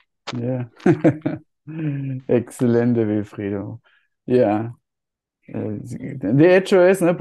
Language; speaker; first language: Spanish; non-native, fluent; German